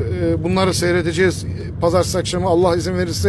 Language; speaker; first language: Turkish; native; Turkish